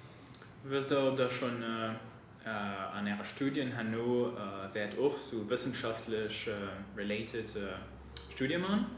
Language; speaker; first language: German; non-native, local second language; Luxembourgish